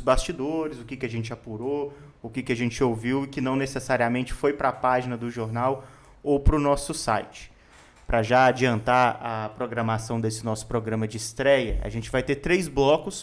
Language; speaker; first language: Portuguese; native; Portuguese